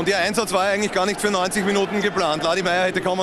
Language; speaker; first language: German; native; German